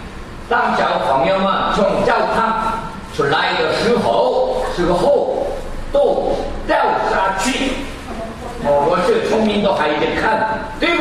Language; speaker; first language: Chinese; non-native, learner; Korean